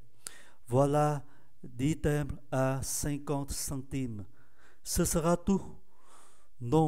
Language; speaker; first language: French; non-native, fluent; Vietnamese